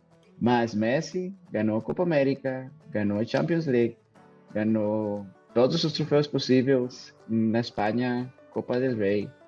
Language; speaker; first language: Portuguese; non-native, fluent; Spanish